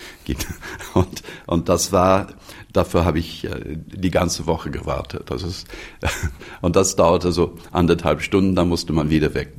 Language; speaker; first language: German; non-native, fluent; English